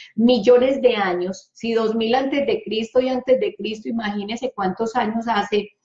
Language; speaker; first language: Spanish; native; Spanish